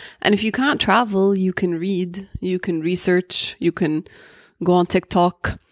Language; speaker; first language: English; early bilingual, other home language; Arabic